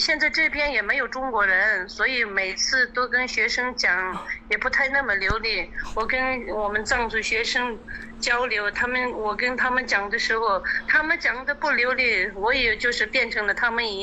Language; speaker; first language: Chinese; non-native, local second language; Tibetan